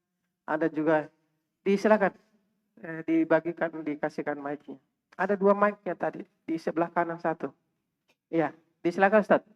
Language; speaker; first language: Indonesian; native; Indonesian